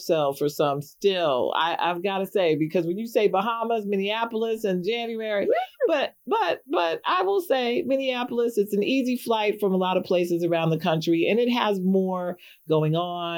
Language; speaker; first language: English; native; English